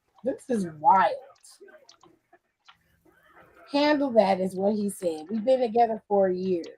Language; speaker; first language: English; native; English